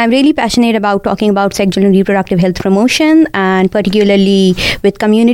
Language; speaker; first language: English; non-native, local second language; Urdu